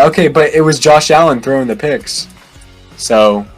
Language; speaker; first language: English; native; English